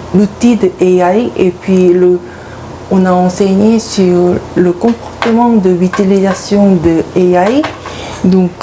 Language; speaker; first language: French; non-native, learner; Korean